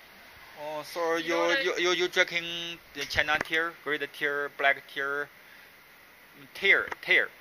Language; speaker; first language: English; non-native, learner; Chinese